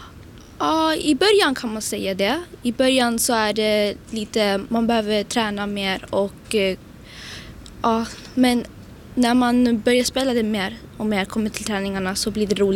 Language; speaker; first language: Swedish; early bilingual, other home language; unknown